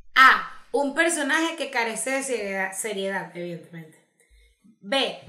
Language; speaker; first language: Spanish; native; Spanish